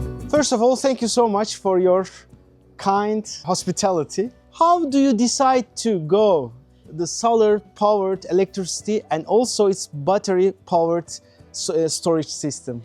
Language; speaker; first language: English; non-native, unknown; Turkish